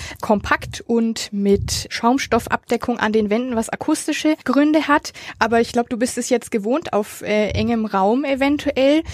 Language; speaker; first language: German; native; German